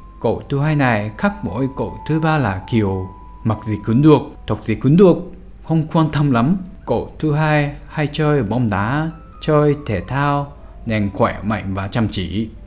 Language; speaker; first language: Vietnamese; non-native, fluent; Japanese